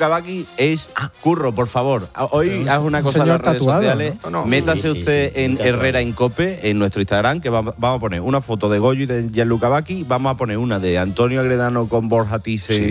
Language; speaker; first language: Spanish; native; Spanish